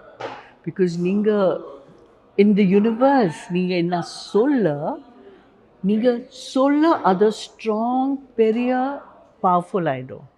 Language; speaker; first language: Tamil; non-native, learner; Hindi